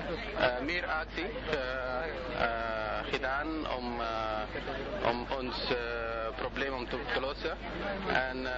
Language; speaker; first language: Dutch; non-native, learner; Arabic